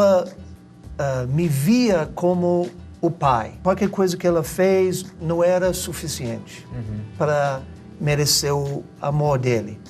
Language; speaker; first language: Portuguese; non-native, learner; English